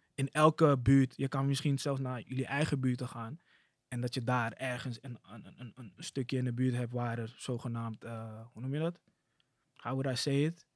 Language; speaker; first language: Dutch; early bilingual, other home language; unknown